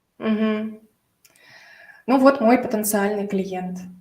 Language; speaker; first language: Russian; native; Russian